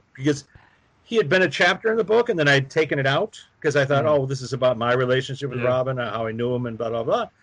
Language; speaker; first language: English; native; English